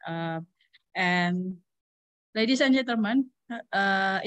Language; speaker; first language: English; non-native, learner; Indonesian